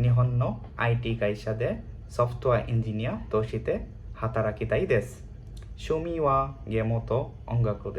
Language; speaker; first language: Japanese; non-native, learner; Bangla